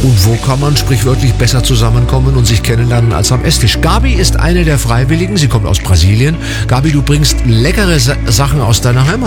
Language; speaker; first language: German; native; German